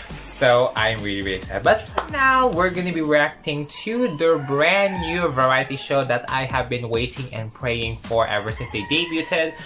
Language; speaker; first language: English; non-native, local second language; Filipino